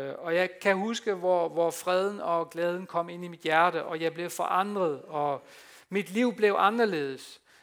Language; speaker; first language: Danish; non-native, fluent; Dutch